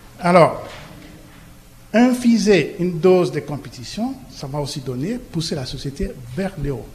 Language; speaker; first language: French; non-native, local second language; Lingala